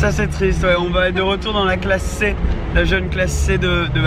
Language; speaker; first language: French; native; French